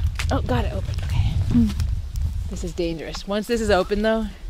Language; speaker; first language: English; native; English